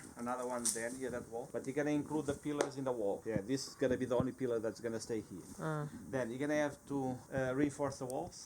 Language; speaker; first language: English; non-native, fluent; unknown